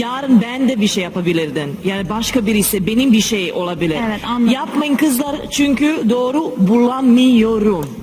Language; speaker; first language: Turkish; non-native, learner; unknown